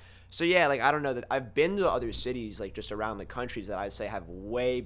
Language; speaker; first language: English; native; English